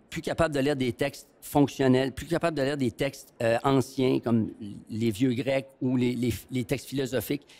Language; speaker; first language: French; native; French